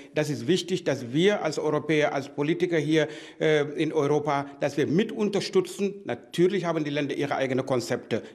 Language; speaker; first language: German; non-native, fluent; Wolof